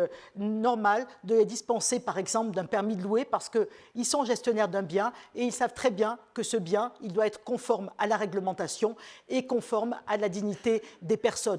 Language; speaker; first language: French; native; French